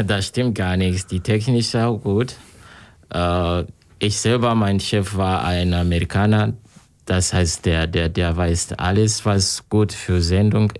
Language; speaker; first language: German; non-native, learner; Kinyarwanda